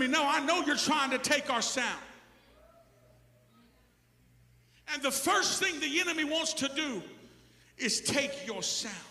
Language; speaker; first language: English; native; English